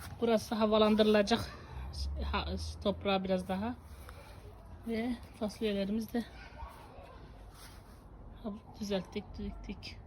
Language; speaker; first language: Turkish; native; Turkish